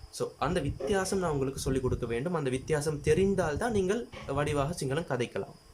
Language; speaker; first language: Tamil; non-native, local second language; Sinhala